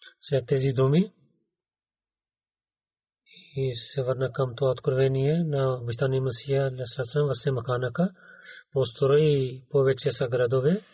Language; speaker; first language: Bulgarian; non-native, learner; Urdu